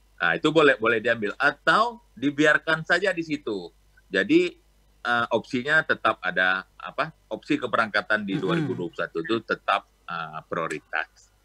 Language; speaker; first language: Indonesian; non-native, local second language; Achinese